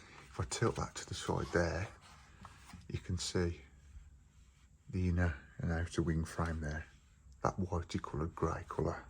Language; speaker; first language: English; native; English